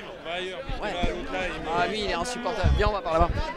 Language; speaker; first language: French; native; French